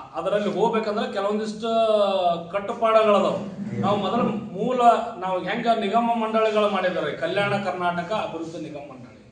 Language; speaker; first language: Kannada; native; Kannada